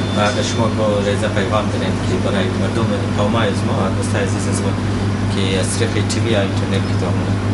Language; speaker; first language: Persian; native; Persian